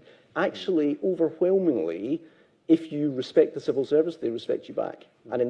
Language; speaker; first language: English; native; English